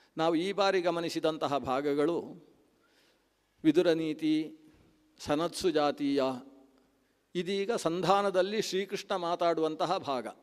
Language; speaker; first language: Kannada; non-native, local second language; Tulu